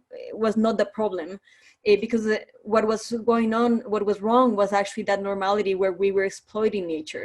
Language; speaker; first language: English; non-native, fluent; Spanish